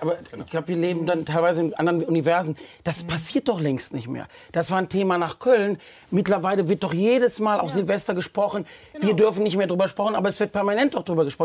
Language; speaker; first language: German; native; German